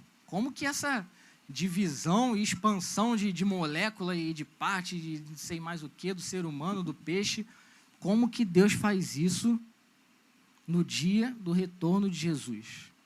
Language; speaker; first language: Portuguese; native; Portuguese